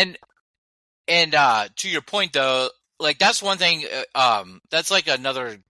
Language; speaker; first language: English; native; English